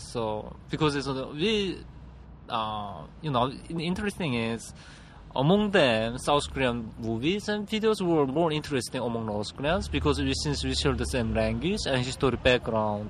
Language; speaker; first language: English; non-native, learner; Korean